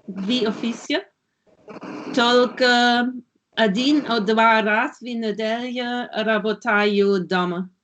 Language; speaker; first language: Russian; non-native, learner; German